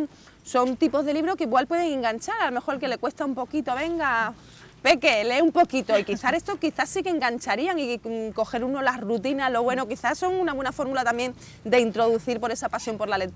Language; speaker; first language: Spanish; native; Spanish